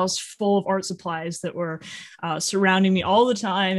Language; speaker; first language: English; native; English